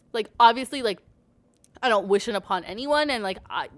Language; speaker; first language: English; native; English